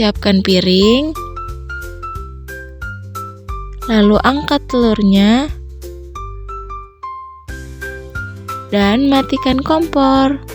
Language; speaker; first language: Indonesian; native; Indonesian